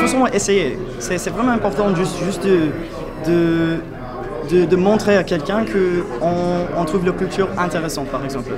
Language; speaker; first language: French; non-native, fluent; English